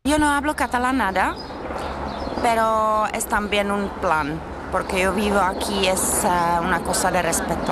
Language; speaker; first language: Spanish; non-native, fluent; Czech